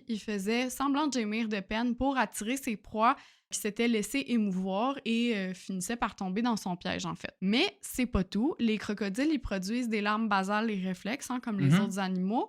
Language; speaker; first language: French; native; French